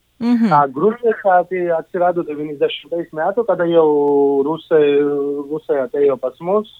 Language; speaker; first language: Lithuanian; non-native, fluent; Georgian